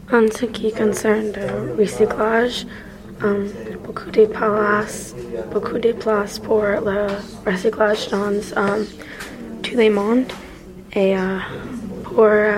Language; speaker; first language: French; non-native, learner; English